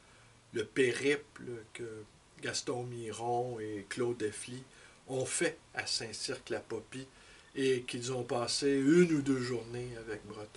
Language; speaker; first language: French; native; French